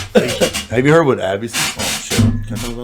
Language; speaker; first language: English; native; English